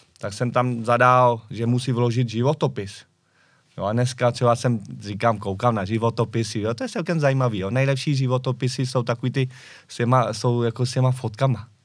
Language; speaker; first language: Czech; early bilingual, other home language; Vietnamese